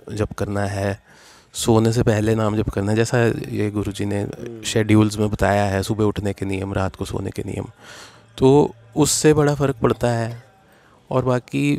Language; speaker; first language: Hindi; native; Hindi